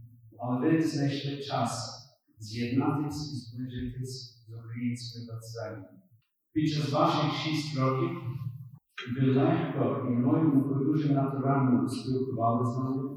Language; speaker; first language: Ukrainian; early bilingual, heritage; Ukrainian